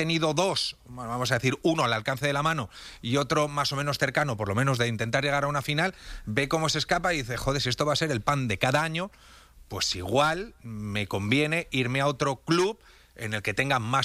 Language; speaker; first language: Spanish; native; Spanish